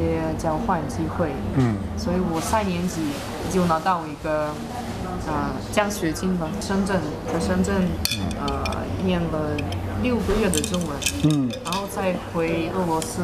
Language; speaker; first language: Chinese; non-native, fluent; Russian